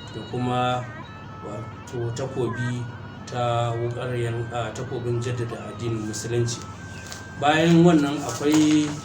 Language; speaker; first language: Hausa; native; Hausa